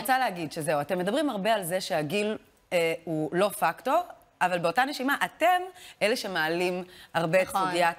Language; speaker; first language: Hebrew; native; Hebrew